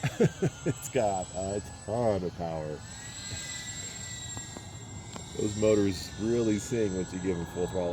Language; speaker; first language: English; native; English